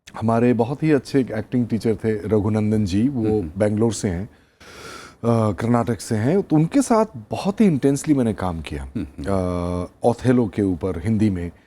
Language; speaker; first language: Hindi; non-native, local second language; Assamese